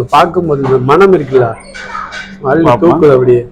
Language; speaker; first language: Tamil; native; Tamil